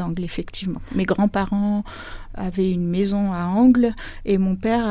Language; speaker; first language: French; native; French